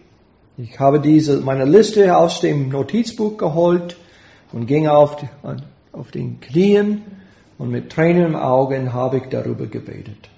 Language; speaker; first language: German; non-native, fluent; English